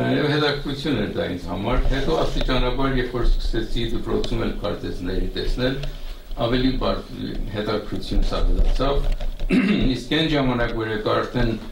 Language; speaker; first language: Armenian; early bilingual, heritage; Armenian